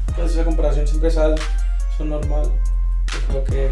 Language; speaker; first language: Spanish; early bilingual, other home language; English